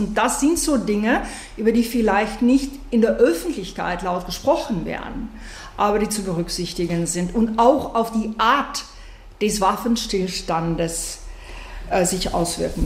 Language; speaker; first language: German; native; German